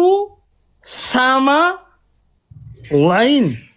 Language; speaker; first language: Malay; non-native, learner; Oromo